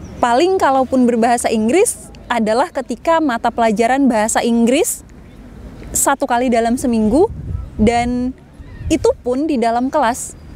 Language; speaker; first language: Indonesian; native; Indonesian